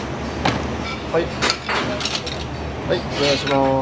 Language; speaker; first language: Japanese; native; Japanese